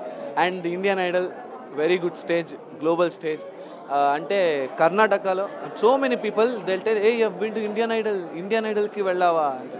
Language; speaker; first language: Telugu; non-native, learner; Kannada